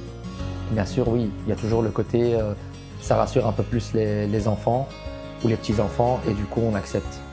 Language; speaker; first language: French; native; French